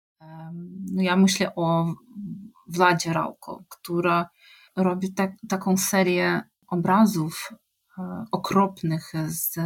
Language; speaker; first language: Polish; non-native, fluent; Ukrainian